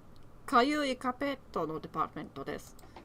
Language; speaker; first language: Japanese; non-native, learner; English